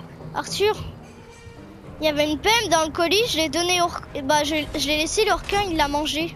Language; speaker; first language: French; native; French